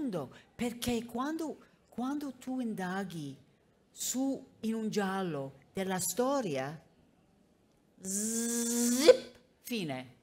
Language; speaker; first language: Italian; non-native, fluent; English